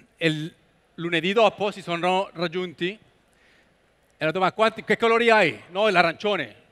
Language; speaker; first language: Italian; non-native, learner; Spanish